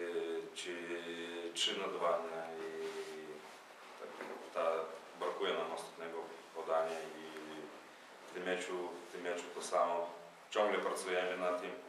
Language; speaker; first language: Polish; non-native, fluent; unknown